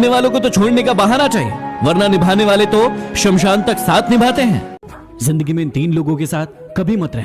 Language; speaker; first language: Hindi; native; Hindi